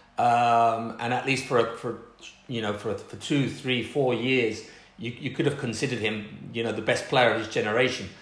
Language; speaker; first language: English; native; English